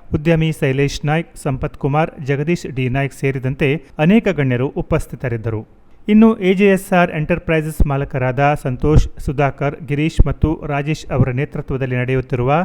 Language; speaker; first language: Kannada; native; Kannada